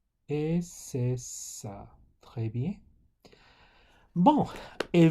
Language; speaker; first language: French; non-native, fluent; English